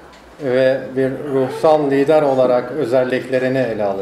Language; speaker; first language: Turkish; native; Turkish